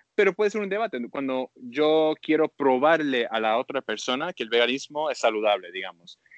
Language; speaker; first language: Spanish; early bilingual, heritage; Spanish